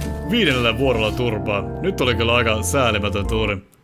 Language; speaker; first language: Finnish; native; Finnish